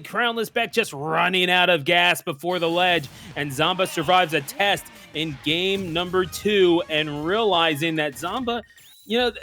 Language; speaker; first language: English; native; English